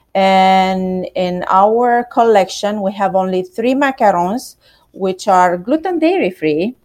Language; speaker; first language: English; non-native, learner; Romanian